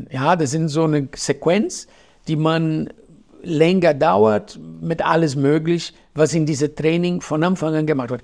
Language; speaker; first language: German; non-native, fluent; Portuguese